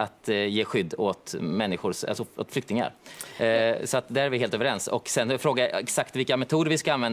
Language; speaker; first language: Swedish; native; Swedish